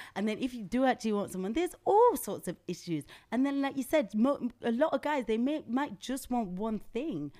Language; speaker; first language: English; native; English